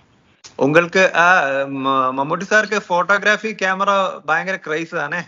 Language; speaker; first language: Tamil; non-native, local second language; Malayalam